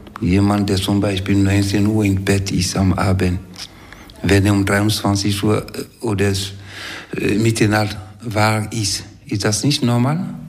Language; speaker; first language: German; non-native, fluent; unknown